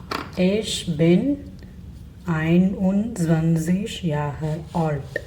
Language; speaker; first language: German; non-native, learner; Tamil